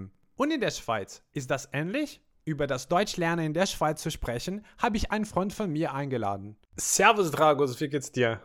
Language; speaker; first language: German; non-native, fluent; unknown